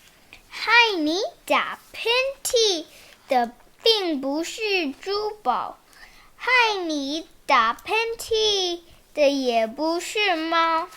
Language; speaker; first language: Chinese; early bilingual, heritage; Chinese